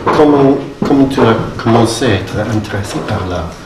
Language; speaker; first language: French; non-native, learner; English